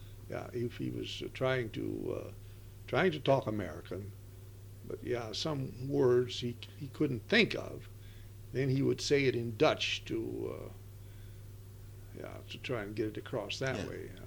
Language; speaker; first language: English; early bilingual, other home language; Dutch